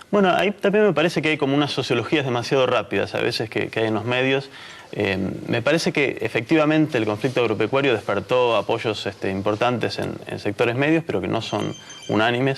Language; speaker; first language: Spanish; native; Spanish